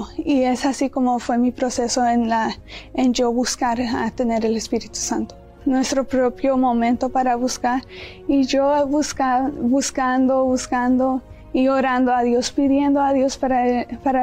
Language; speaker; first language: Spanish; early bilingual, heritage; Spanish